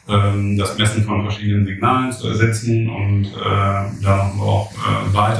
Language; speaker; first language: German; native; German